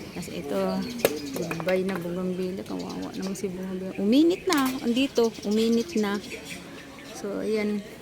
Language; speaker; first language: Filipino; native; Filipino